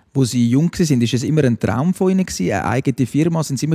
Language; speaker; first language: German; native; German